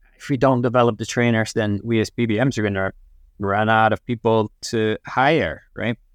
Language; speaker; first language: English; non-native, fluent; Dutch